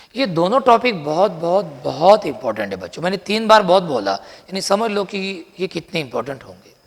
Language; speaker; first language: Hindi; non-native, local second language; Marathi